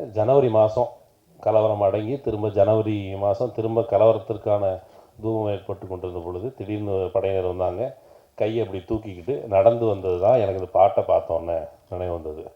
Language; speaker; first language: Tamil; native; Tamil